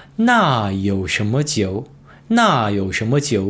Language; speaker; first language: Chinese; non-native, fluent; Korean